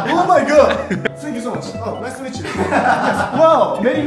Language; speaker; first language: English; non-native, learner; Japanese